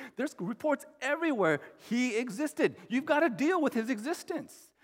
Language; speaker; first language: English; native; English